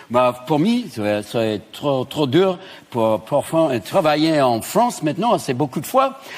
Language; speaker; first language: French; non-native, learner; English